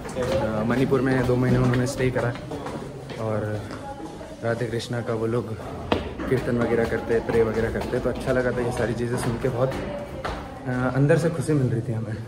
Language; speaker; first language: Hindi; native; Hindi